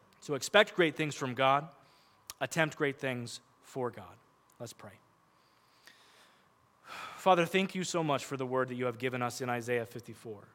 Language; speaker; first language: English; native; English